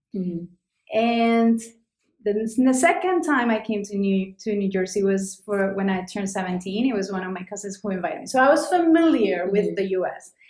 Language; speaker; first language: English; non-native, fluent; Spanish